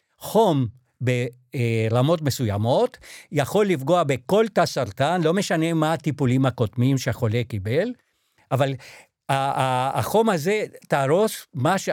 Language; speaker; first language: Hebrew; non-native, fluent; Spanish